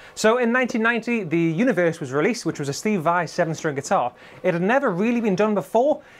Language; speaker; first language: English; native; English